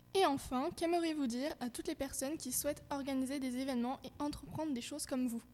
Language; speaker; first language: French; native; French